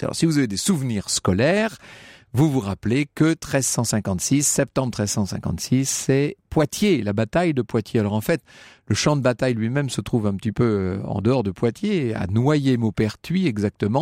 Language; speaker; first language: French; native; French